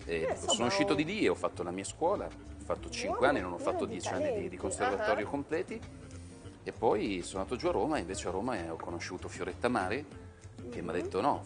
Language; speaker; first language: Italian; native; Italian